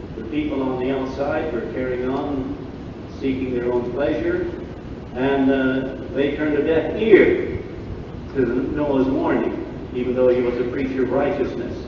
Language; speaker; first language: English; native; English